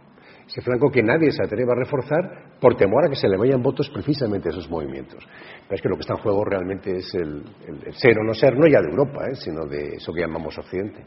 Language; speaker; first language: Spanish; native; Spanish